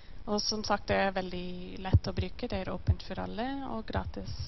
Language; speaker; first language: Norwegian; non-native, learner; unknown